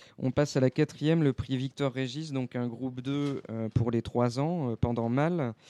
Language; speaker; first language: French; native; French